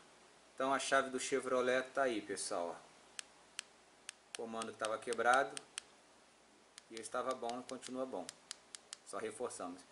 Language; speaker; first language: Portuguese; native; Portuguese